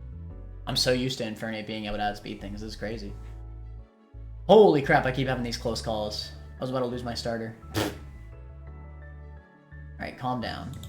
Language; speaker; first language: English; native; English